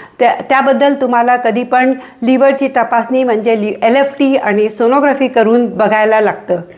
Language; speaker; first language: Marathi; non-native, local second language; Hindi